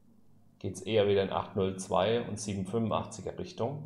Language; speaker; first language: German; native; German